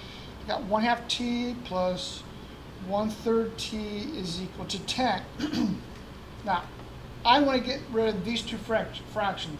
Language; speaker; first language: English; native; English